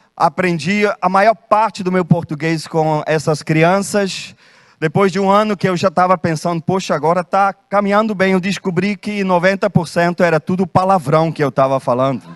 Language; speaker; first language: Portuguese; non-native, fluent; German